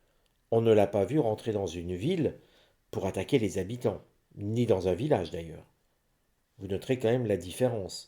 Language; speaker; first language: French; native; French